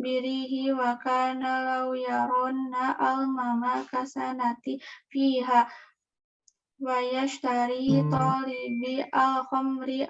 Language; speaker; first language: Arabic; non-native, learner; Indonesian